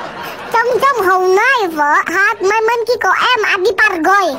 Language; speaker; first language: Vietnamese; non-native, learner; Indonesian